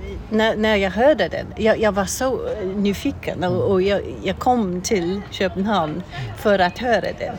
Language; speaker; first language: Swedish; non-native, learner; English